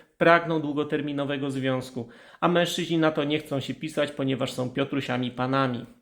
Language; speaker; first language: Polish; native; Polish